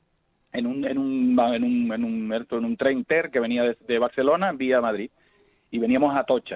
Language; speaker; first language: Spanish; native; Spanish